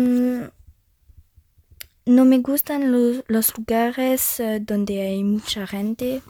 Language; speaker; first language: Spanish; non-native, learner; French